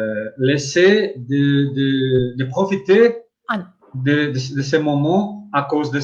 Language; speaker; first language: French; non-native, learner; Portuguese